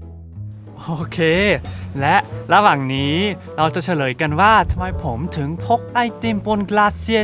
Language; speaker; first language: Thai; early bilingual, heritage; Thai